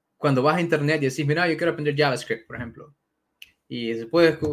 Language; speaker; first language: Spanish; native; Spanish